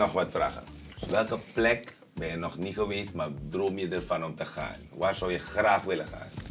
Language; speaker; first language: Dutch; native; Dutch